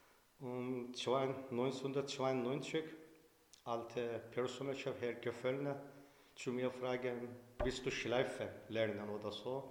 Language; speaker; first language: German; non-native, learner; Turkish